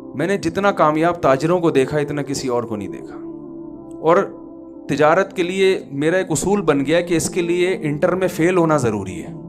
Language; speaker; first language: Urdu; native; Urdu